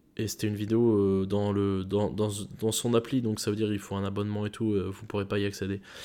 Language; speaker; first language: French; native; French